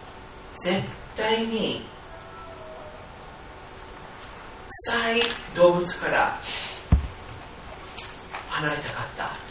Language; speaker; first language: Japanese; non-native, fluent; English